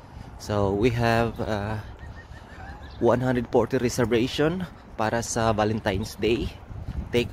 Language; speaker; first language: English; non-native, local second language; Filipino